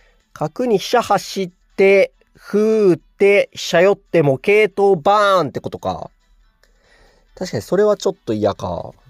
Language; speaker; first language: Japanese; native; Japanese